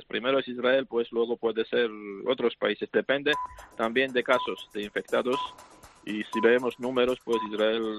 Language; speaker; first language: Spanish; non-native, fluent; Georgian